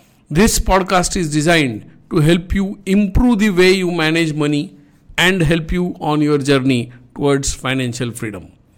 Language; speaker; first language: English; non-native, local second language; Marathi